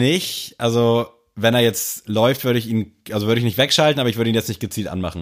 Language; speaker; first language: German; native; German